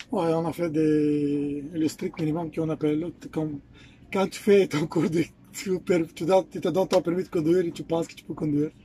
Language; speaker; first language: French; non-native, fluent; Bulgarian